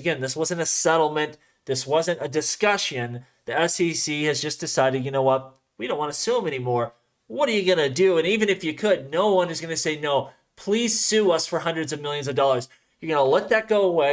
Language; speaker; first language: English; native; English